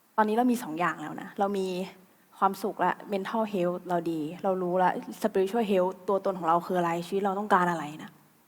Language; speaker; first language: Thai; native; Thai